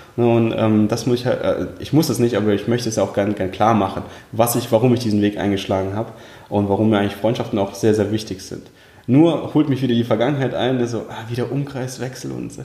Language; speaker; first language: German; early bilingual, other home language; Russian